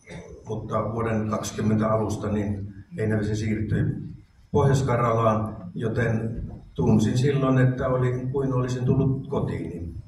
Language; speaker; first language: Finnish; native; Finnish